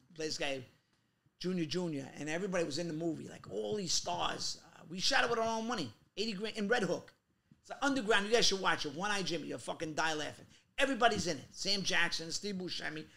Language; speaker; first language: English; native; English